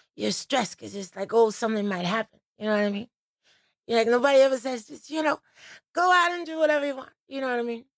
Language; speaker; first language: English; native; English